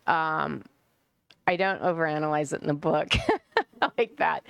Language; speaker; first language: English; native; English